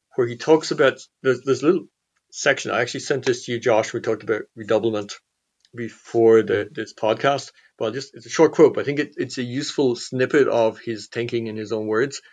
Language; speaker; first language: English; native; English